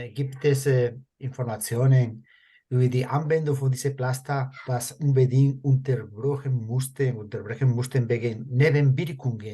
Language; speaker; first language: German; non-native, learner; Spanish